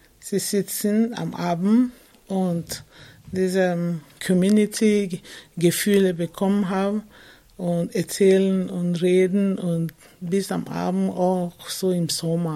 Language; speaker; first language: German; non-native, fluent; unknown